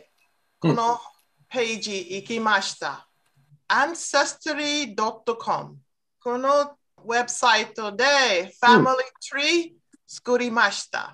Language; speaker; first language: Japanese; non-native, learner; English